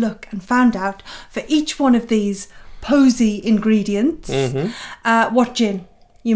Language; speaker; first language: English; native; English